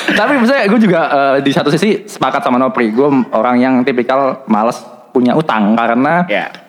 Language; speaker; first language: Indonesian; native; Indonesian